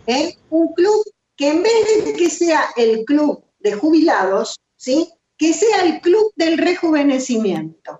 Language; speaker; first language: Spanish; native; Spanish